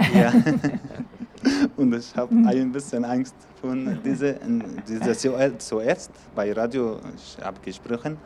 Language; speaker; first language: German; non-native, learner; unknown